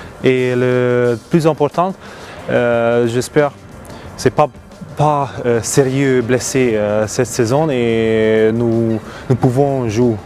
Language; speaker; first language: French; non-native, learner; Hungarian